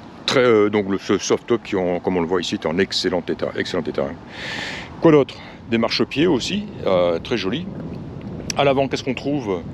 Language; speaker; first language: French; native; French